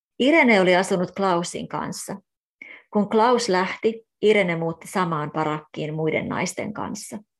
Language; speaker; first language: Finnish; native; Finnish